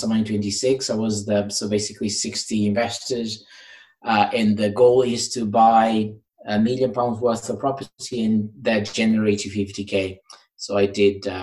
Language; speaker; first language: English; non-native, fluent; Portuguese